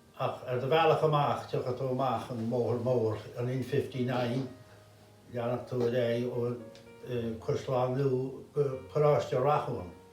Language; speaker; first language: Irish; native; Irish